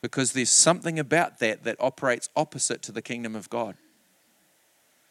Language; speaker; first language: English; native; English